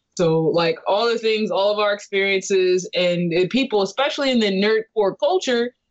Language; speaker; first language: English; native; English